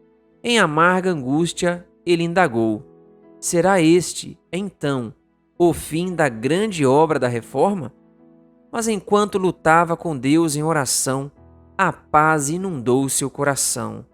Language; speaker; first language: Portuguese; native; Portuguese